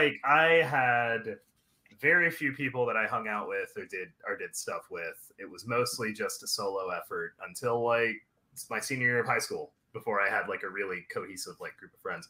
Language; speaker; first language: English; native; English